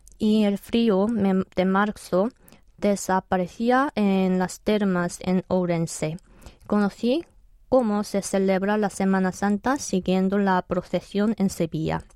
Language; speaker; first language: Spanish; non-native, fluent; Korean